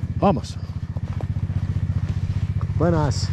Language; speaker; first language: Spanish; non-native, learner; English